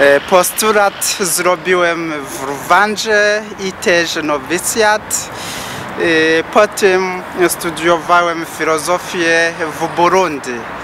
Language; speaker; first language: Polish; non-native, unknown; Rundi